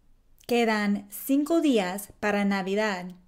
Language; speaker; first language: Spanish; non-native, fluent; English